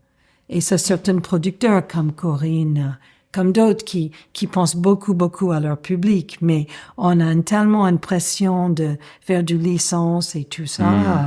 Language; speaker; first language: French; non-native, fluent; English